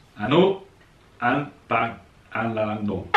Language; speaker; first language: Filipino; non-native, learner; Italian